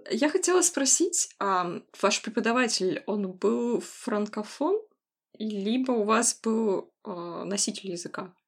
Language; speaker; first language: Russian; native; Russian